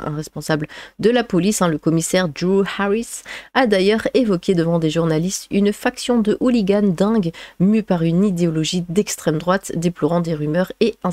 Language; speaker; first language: French; native; French